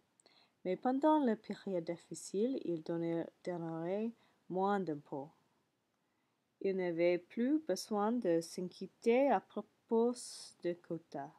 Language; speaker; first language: French; non-native, learner; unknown